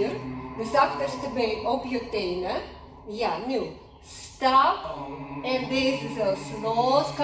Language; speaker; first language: Dutch; non-native, learner; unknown